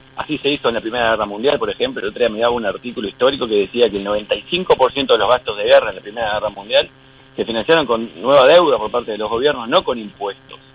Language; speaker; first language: Spanish; native; Spanish